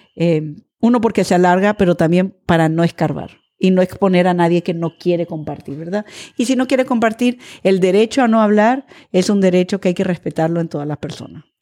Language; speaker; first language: Spanish; early bilingual, other home language; English